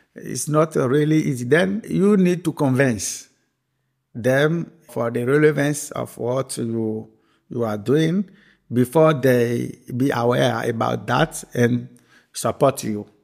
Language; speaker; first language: English; non-native, fluent; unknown